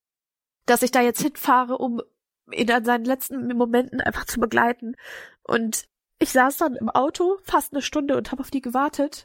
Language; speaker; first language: German; native; German